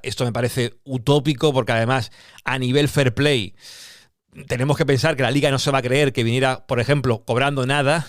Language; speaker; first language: Spanish; native; Spanish